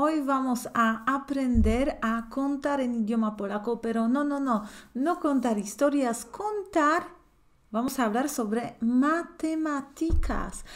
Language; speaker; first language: Spanish; non-native, fluent; Polish